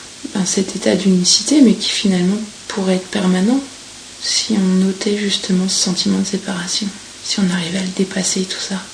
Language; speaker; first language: French; native; French